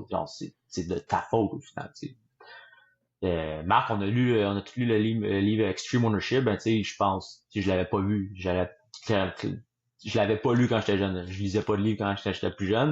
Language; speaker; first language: French; native; French